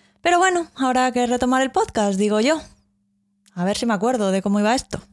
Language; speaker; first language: Spanish; native; Spanish